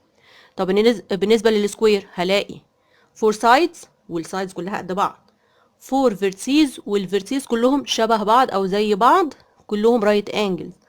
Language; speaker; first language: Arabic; native; Arabic